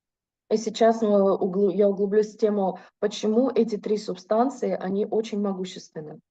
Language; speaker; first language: Russian; native; Russian